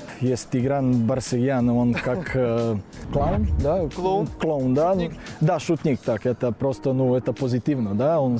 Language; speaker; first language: Russian; non-native, learner; Serbian